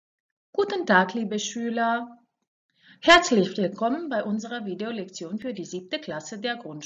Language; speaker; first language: German; non-native, fluent; Croatian